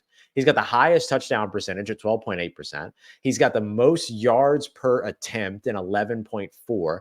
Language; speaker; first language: English; native; English